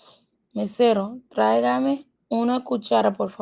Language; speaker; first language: Spanish; non-native, learner; English